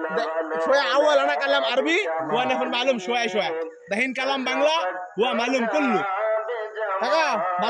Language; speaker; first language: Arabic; non-native, learner; Bangla